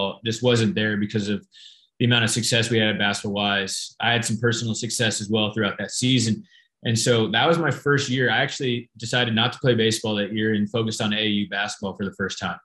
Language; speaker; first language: English; native; English